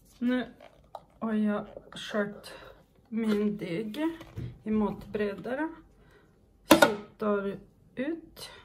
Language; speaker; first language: Swedish; native; Swedish